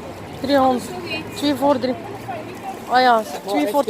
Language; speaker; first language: Dutch; non-native, learner; Arabic